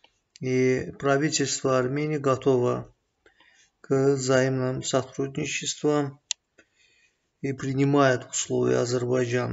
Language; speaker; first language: Russian; non-native, fluent; Azerbaijani